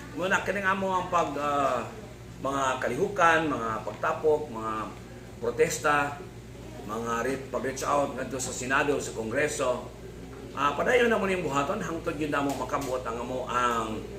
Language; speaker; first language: Cebuano; native; Cebuano